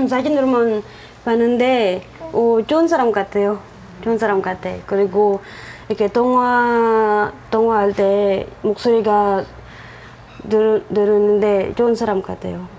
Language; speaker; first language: Korean; non-native, learner; Filipino